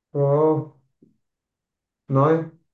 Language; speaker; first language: German; non-native, learner; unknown